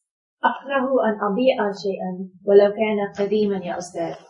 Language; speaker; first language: Arabic; non-native, learner; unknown